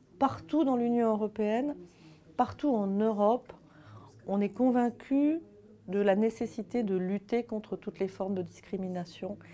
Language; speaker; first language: French; native; French